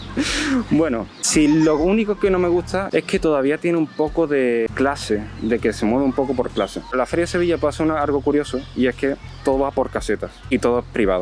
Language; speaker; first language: Spanish; native; Spanish